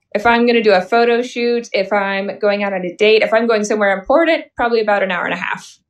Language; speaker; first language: English; native; English